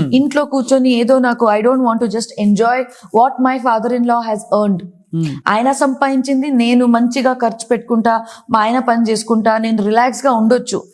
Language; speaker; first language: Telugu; non-native, local second language; Kannada